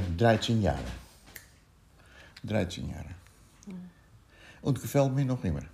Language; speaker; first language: German; non-native, learner; Dutch